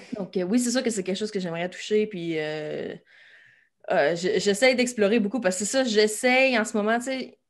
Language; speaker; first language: French; native; French